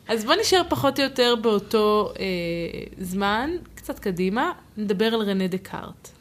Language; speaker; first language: Hebrew; native; Hebrew